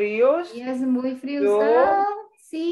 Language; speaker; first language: Spanish; non-native, learner; Portuguese